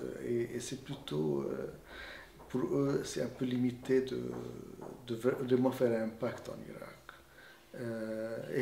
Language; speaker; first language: French; non-native, fluent; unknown